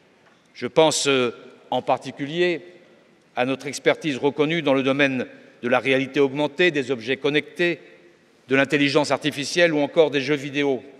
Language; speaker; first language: French; native; French